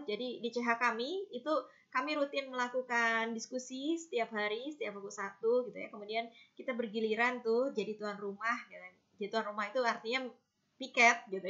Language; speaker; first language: Indonesian; native; Indonesian